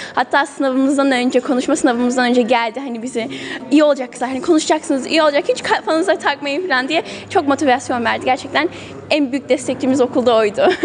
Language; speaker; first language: Turkish; early bilingual, heritage; Turkish